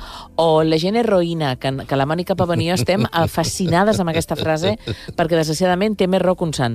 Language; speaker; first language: Catalan; native; Catalan